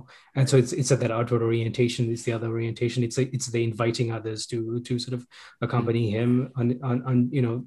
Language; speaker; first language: English; non-native, local second language; Sinhala